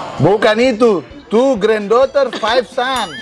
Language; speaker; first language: Indonesian; native; Indonesian